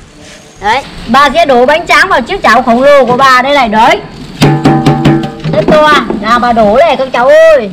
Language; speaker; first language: Vietnamese; native; Vietnamese